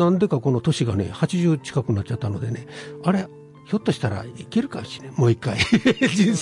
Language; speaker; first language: Japanese; native; Japanese